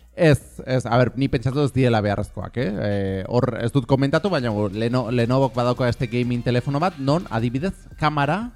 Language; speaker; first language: Basque; non-native, learner; Catalan